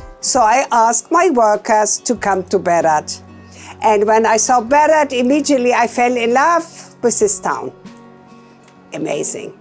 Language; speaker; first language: English; non-native, fluent; German